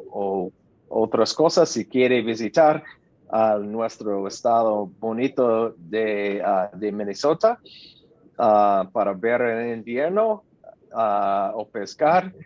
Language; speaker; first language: Spanish; non-native, learner; English